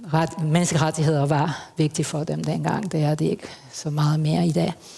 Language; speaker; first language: Danish; non-native, fluent; Spanish